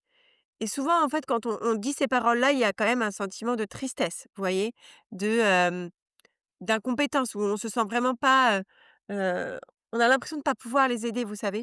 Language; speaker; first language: French; native; French